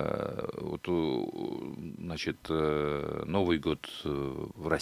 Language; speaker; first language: Russian; native; Russian